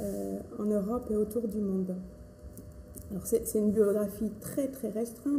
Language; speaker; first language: French; native; French